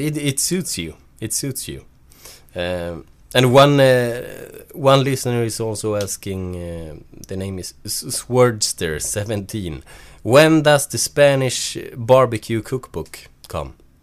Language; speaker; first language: English; non-native, fluent; Swedish